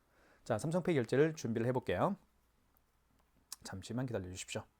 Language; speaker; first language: Korean; native; Korean